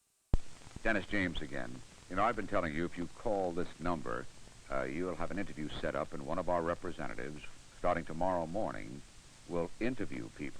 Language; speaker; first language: English; native; English